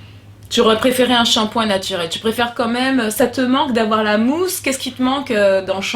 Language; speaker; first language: French; native; French